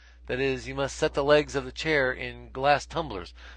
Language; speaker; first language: English; native; English